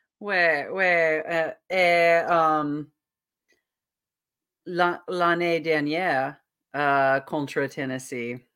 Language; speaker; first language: French; non-native, learner; English